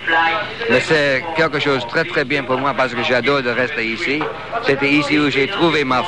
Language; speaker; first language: French; non-native, fluent; English